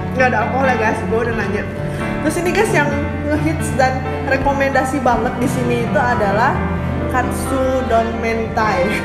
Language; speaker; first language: Indonesian; native; Indonesian